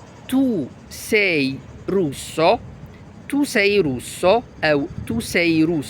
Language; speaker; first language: Italian; non-native, fluent; Arabic